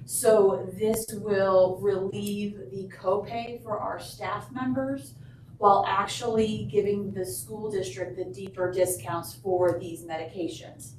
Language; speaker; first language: English; native; English